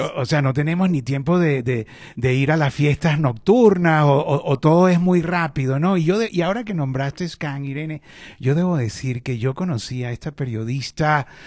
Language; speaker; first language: Spanish; native; Spanish